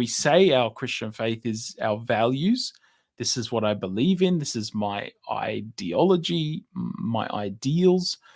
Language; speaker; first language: English; native; English